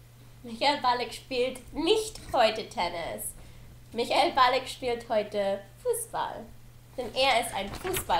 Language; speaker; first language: German; non-native, learner; English